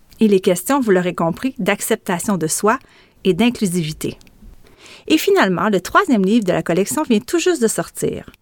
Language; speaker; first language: French; native; French